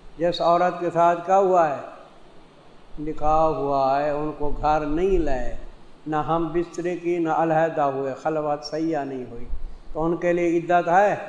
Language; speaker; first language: Urdu; non-native, local second language; Punjabi